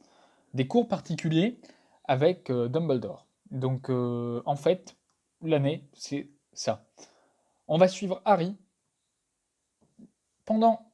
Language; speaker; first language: French; native; French